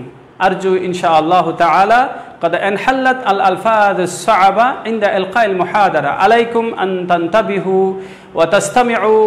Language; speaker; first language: Arabic; non-native, fluent; Bangla